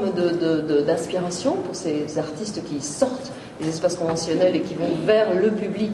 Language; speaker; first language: French; native; French